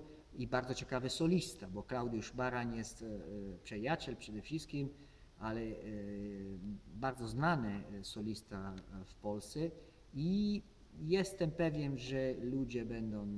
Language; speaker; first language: Polish; non-native, learner; Italian